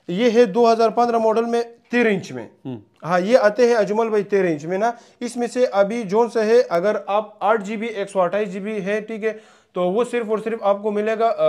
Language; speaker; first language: Urdu; non-native, local second language; Punjabi